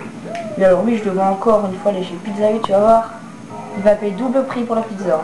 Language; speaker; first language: French; native; French